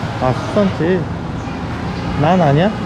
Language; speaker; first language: Korean; native; Korean